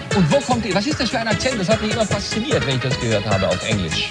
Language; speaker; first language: German; native; German